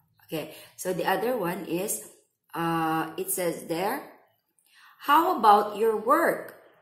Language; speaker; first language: English; non-native, fluent; Indonesian